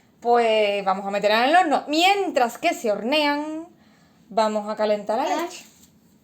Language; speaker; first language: Spanish; native; Spanish